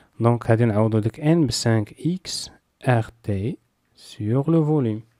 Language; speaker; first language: French; non-native, local second language; Arabic